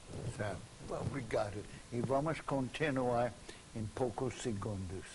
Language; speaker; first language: Portuguese; non-native, fluent; English